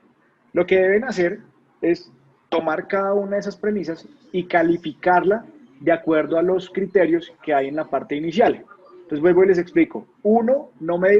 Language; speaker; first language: Spanish; native; Spanish